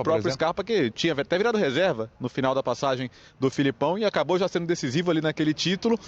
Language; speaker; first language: Portuguese; native; Portuguese